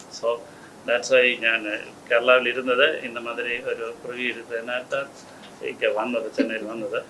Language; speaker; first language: Tamil; non-native, learner; Malayalam